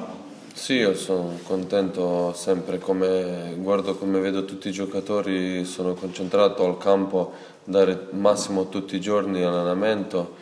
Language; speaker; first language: Italian; non-native, fluent; Serbian